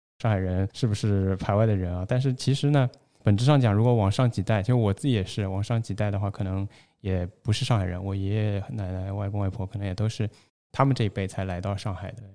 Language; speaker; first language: Chinese; non-native, local second language; Wu Chinese